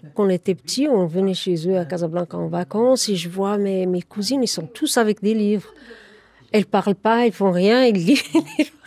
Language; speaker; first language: French; non-native, fluent; Arabic